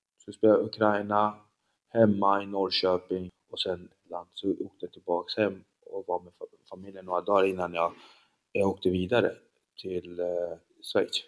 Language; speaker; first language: Swedish; early bilingual, other home language; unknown